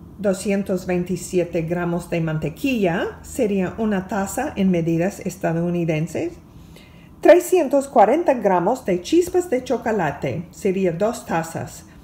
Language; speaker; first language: Spanish; non-native, fluent; English